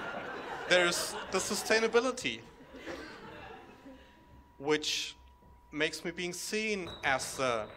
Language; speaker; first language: English; non-native, fluent; German